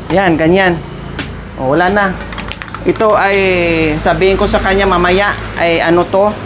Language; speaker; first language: Filipino; non-native, local second language; Cebuano